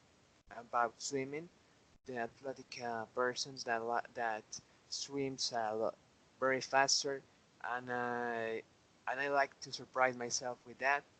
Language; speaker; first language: English; non-native, learner; Spanish